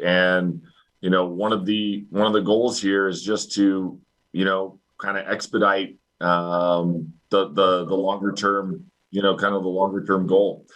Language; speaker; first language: English; native; English